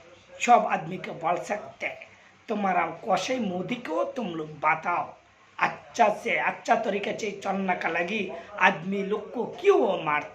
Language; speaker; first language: Hindi; non-native, learner; Bangla